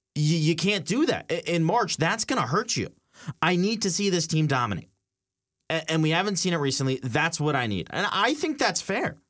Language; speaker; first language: English; native; English